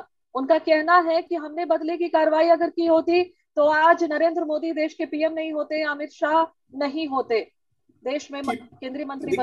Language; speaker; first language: Hindi; native; Hindi